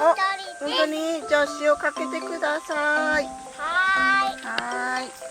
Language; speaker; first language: Japanese; native; Japanese